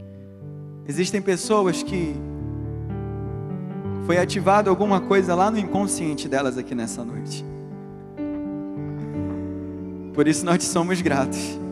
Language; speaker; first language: Portuguese; native; Portuguese